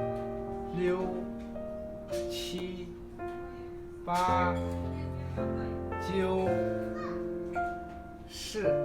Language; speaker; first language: Chinese; non-native, fluent; Kazakh